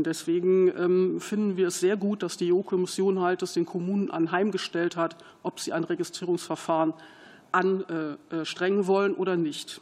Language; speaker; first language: German; native; German